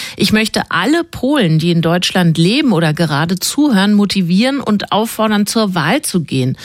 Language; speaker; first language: German; native; German